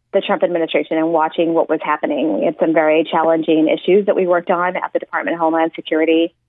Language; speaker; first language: English; native; English